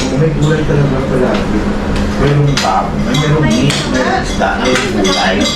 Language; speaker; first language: Filipino; non-native, local second language; Hiligaynon